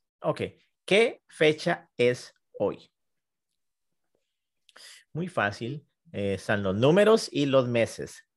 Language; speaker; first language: Spanish; non-native, fluent; English